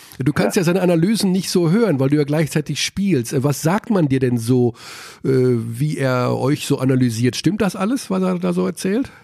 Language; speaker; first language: German; native; German